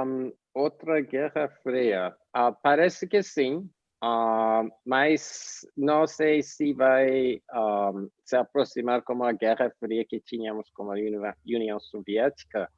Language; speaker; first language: Portuguese; non-native, fluent; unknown